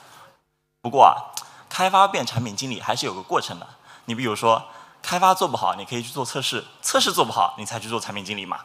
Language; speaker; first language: Chinese; native; Chinese